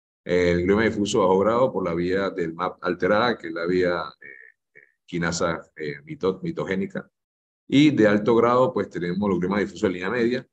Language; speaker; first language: Spanish; native; Spanish